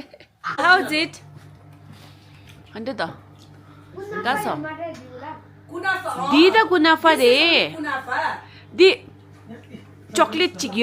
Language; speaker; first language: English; non-native, local second language; Tibetan